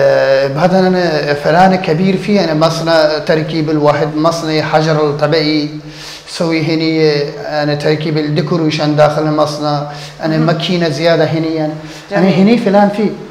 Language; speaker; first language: Arabic; non-native, learner; Persian